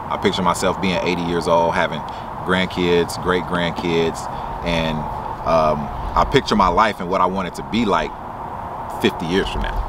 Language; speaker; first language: English; native; English